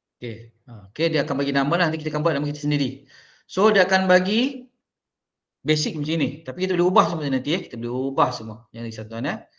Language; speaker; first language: Malay; native; Malay